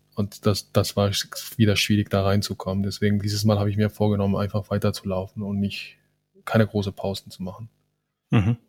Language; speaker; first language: German; non-native, fluent; Spanish